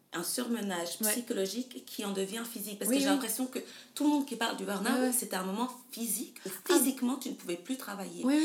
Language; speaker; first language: French; native; French